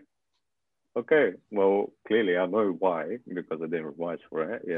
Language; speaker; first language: English; non-native, fluent; Russian